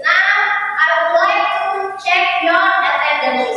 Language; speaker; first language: English; non-native, learner; Indonesian